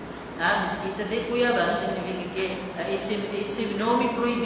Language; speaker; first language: Portuguese; non-native, fluent; Arabic